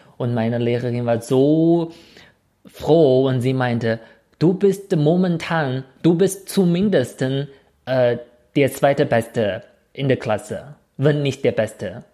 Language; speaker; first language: German; non-native, fluent; Chinese